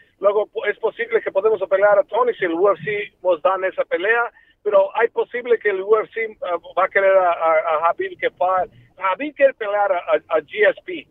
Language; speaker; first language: Spanish; early bilingual, heritage; Spanish